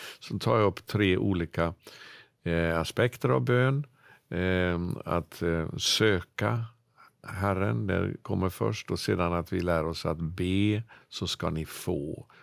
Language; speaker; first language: Swedish; native; Swedish